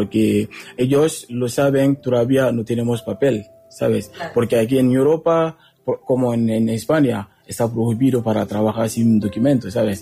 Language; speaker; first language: Spanish; non-native, learner; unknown